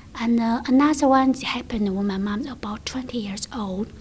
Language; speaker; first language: English; non-native, learner; Chinese